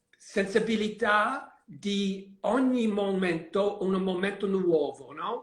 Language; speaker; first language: Italian; non-native, learner; English